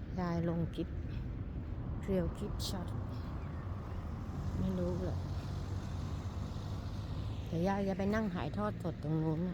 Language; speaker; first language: Thai; native; Thai